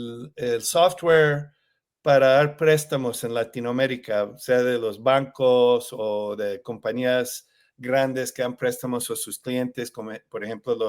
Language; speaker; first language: Spanish; early bilingual, heritage; Spanish